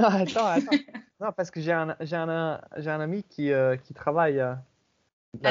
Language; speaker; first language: French; non-native, fluent; English